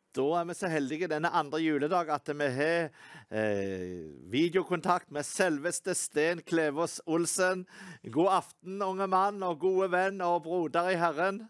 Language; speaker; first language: Norwegian; native; Norwegian